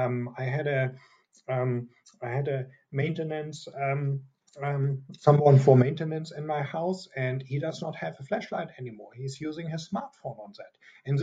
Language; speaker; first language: English; non-native, fluent; German